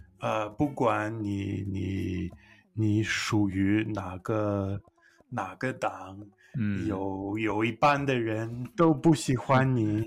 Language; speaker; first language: Chinese; non-native, learner; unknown